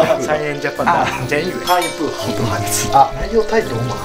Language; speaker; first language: Chinese; non-native, learner; Japanese